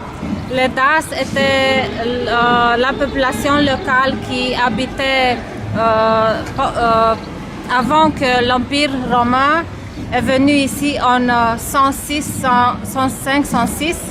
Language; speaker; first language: French; non-native, fluent; Romanian